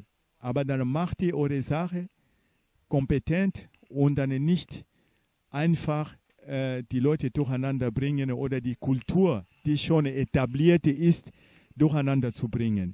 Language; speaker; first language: German; non-native, fluent; Portuguese